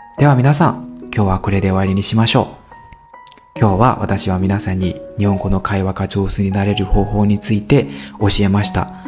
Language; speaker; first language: Japanese; non-native, learner; Burmese